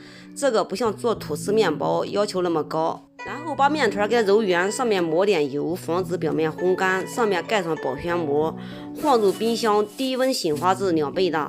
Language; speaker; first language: Chinese; native; Chinese